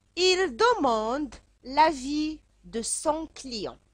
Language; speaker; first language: French; non-native, local second language; Arabic